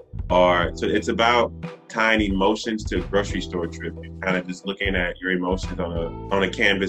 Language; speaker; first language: English; native; English